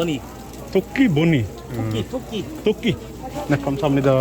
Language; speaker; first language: Korean; non-native, learner; Bangla